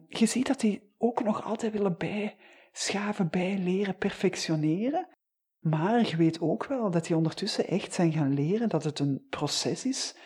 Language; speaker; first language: Dutch; native; Dutch